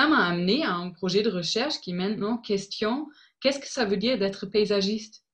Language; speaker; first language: French; non-native, fluent; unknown